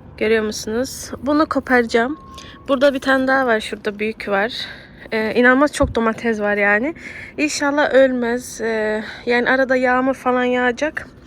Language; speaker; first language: Turkish; early bilingual, heritage; Turkish